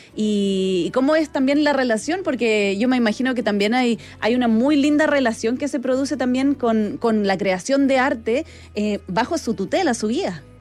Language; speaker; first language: Spanish; native; Spanish